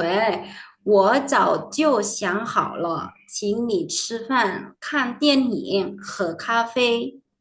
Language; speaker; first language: Chinese; non-native, fluent; Indonesian